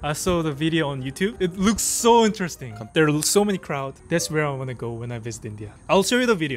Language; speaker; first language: English; early bilingual, other home language; Korean